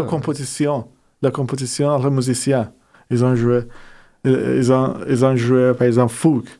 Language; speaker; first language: French; non-native, fluent; Persian